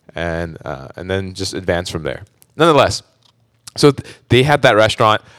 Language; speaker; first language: English; native; English